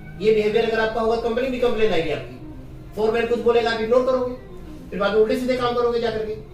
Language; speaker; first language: Hindi; native; Hindi